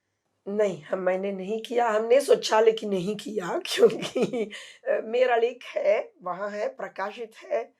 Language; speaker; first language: Hindi; non-native, fluent; Italian